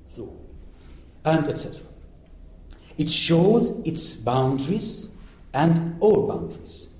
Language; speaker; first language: English; non-native, fluent; Persian